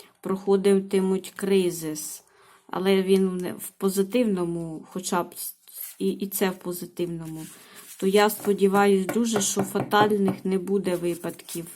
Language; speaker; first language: Ukrainian; native; Ukrainian